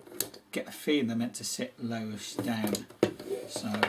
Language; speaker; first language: English; native; English